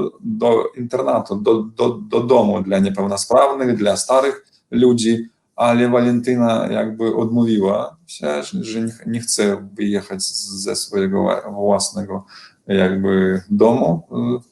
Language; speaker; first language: Polish; non-native, learner; Belarusian